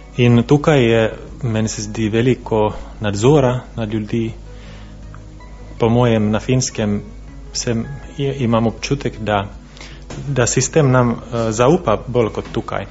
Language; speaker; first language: Slovenian; non-native, fluent; Finnish